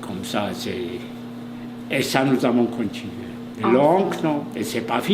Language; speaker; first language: French; non-native, fluent; Polish